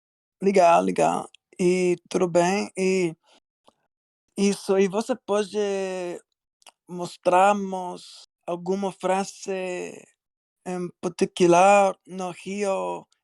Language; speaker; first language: Portuguese; non-native, learner; English